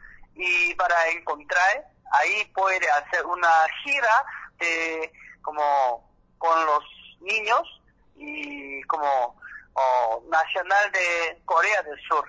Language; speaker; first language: Spanish; non-native, learner; Korean